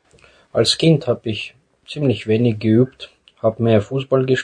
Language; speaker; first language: German; non-native, fluent; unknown